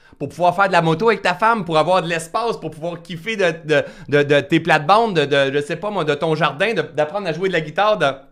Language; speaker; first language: French; native; French